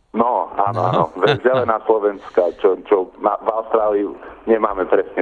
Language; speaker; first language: Slovak; early bilingual, heritage; Slovak